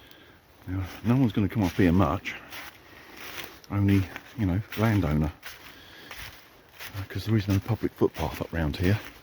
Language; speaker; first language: English; native; English